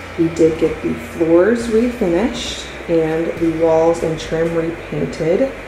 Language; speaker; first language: English; native; English